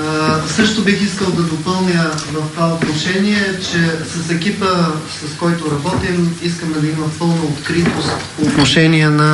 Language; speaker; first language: Bulgarian; native; Bulgarian